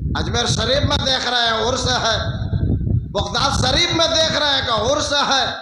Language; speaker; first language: Urdu; non-native, local second language; Bangla